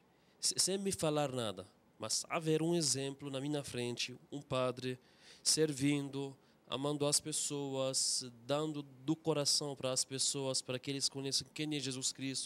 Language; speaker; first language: Portuguese; non-native, fluent; Arabic